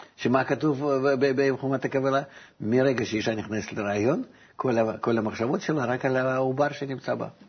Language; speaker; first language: Hebrew; non-native, fluent; Russian